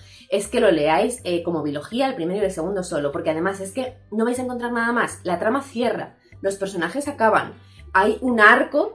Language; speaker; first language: Spanish; native; Spanish